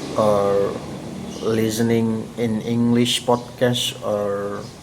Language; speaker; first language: English; non-native, learner; Indonesian